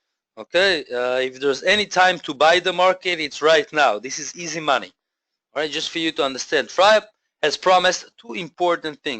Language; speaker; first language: English; non-native, fluent; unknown